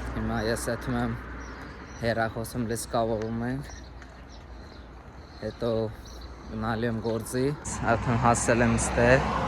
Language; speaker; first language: Armenian; non-native, learner; Hindi